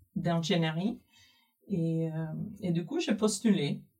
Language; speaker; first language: French; non-native, fluent; Spanish